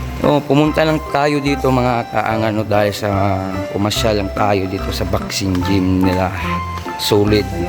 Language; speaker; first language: Filipino; non-native, local second language; Cebuano